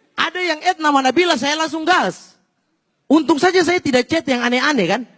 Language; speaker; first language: Indonesian; native; Indonesian